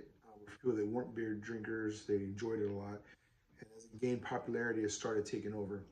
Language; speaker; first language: English; native; English